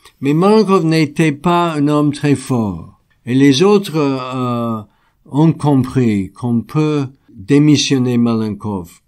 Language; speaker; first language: French; non-native, fluent; English